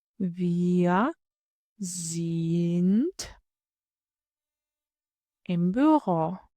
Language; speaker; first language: German; non-native, fluent; Ukrainian